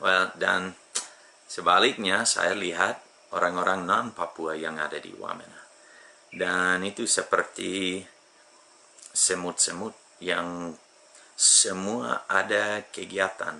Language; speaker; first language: Indonesian; non-native, fluent; English